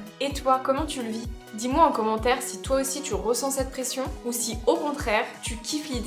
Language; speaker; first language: French; native; French